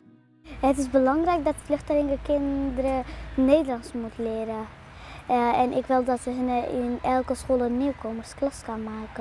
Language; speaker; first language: Dutch; early bilingual, other home language; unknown